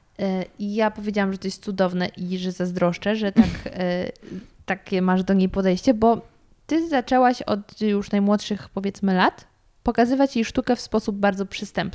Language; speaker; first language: Polish; native; Polish